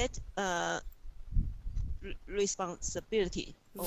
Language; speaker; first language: English; non-native, learner; Chinese